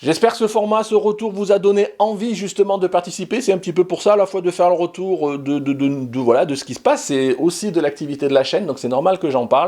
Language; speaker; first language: French; native; French